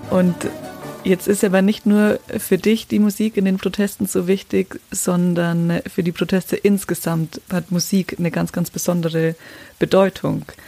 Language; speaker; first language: German; native; German